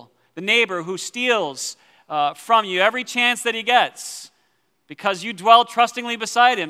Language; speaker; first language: English; native; English